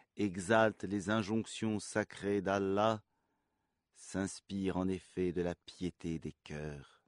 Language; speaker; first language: French; native; French